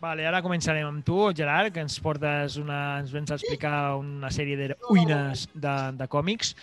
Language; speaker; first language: Catalan; native; Catalan